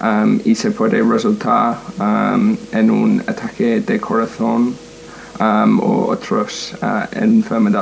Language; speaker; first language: Spanish; non-native, learner; English